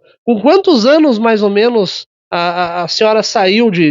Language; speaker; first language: Portuguese; native; Portuguese